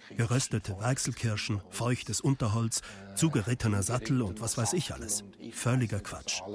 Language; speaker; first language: German; native; German